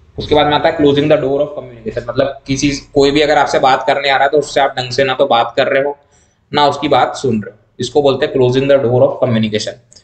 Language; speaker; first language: Hindi; native; Hindi